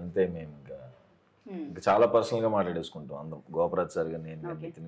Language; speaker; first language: Telugu; native; Telugu